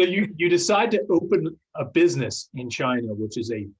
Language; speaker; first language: English; native; English